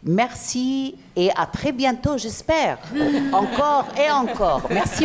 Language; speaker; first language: French; non-native, learner; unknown